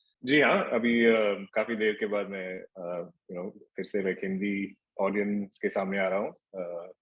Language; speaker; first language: Hindi; non-native, local second language; Malayalam